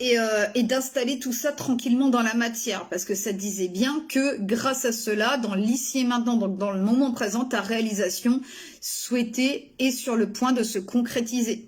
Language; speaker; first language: French; native; French